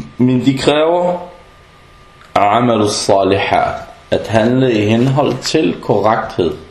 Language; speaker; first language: Danish; non-native, fluent; Arabic